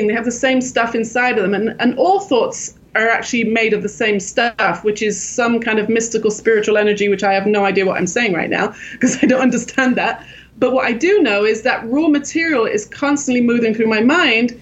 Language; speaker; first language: English; native; English